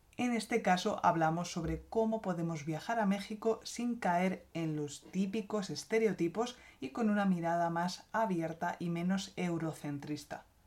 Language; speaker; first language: Spanish; native; Spanish